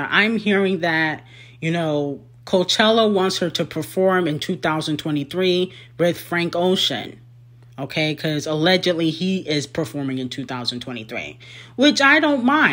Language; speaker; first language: English; native; English